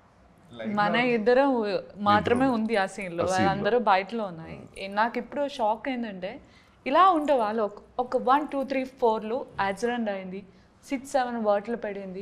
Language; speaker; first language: Telugu; non-native, learner; Malayalam